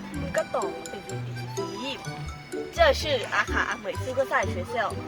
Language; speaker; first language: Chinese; non-native, learner; Thai